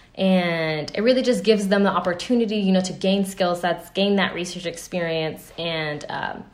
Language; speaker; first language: English; early bilingual, other home language; Spanish